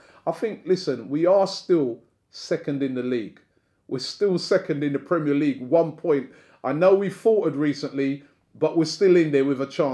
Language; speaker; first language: English; native; English